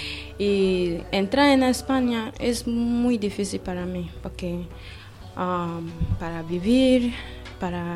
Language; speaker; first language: Spanish; non-native, learner; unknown